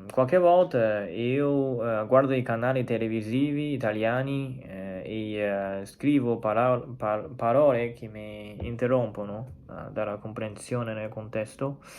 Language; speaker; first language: Italian; non-native, learner; Chinese